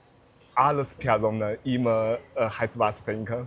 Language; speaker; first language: German; non-native, learner; Chinese